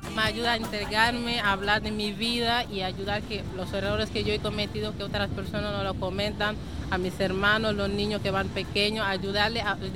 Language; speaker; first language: Spanish; early bilingual, other home language; Wolof